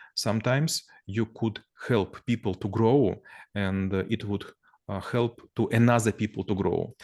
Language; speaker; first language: English; non-native, learner; Russian